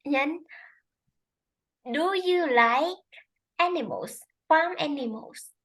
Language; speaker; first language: English; non-native, fluent; Vietnamese